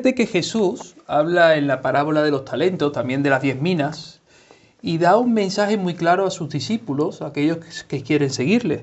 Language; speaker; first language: Spanish; native; Spanish